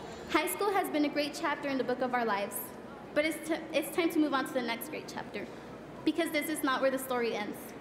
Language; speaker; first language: English; early bilingual, other home language; Spanish